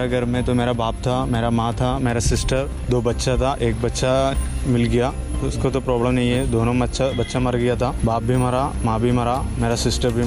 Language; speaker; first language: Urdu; non-native, local second language; Malayalam